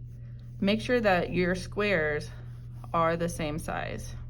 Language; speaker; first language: English; native; English